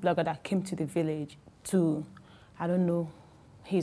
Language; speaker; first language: English; non-native, local second language; Igbo